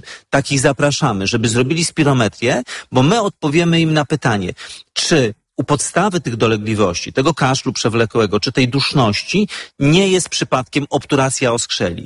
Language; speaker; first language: Polish; native; Polish